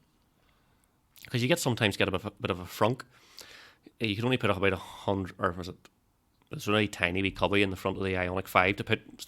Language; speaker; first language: English; native; English